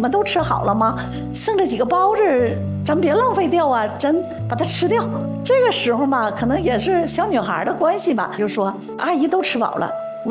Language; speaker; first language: Chinese; native; Chinese